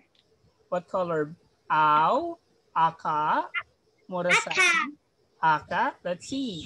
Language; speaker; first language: English; non-native, fluent; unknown